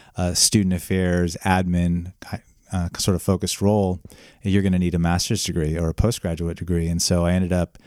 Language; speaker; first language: English; native; English